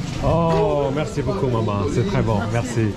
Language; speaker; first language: French; non-native, local second language; Arabic